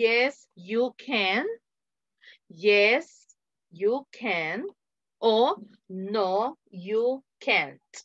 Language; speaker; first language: English; non-native, fluent; Spanish